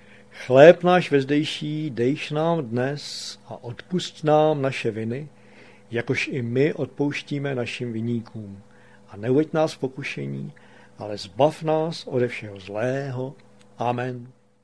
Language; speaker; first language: Czech; native; Czech